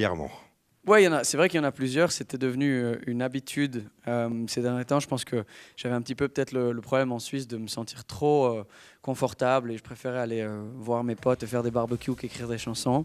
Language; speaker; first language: French; native; French